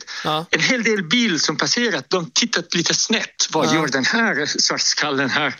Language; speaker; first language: Swedish; non-native, fluent; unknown